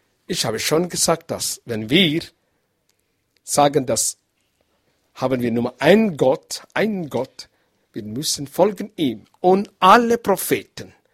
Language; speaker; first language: German; non-native, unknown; Arabic